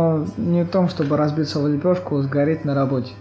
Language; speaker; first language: Russian; native; Russian